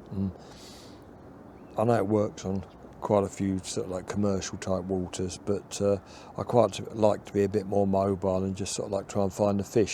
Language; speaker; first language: English; native; English